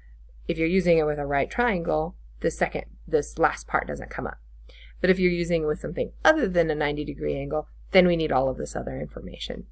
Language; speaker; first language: English; native; English